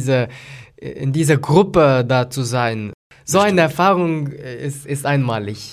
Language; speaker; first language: German; non-native, fluent; Lithuanian